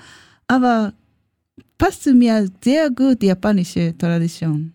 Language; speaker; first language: German; non-native, learner; Japanese